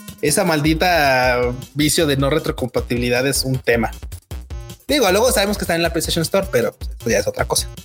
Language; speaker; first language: Spanish; native; Spanish